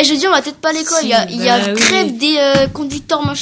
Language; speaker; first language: French; native; French